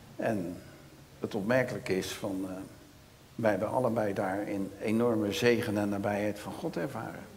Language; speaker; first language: Dutch; native; Dutch